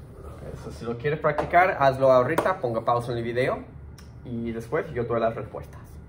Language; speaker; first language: Spanish; early bilingual, heritage; Spanish